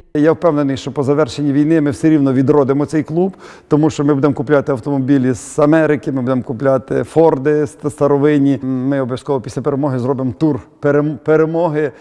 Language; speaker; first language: Ukrainian; native; Ukrainian